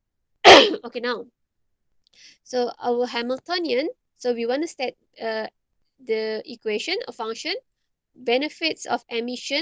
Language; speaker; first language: English; non-native, local second language; Malay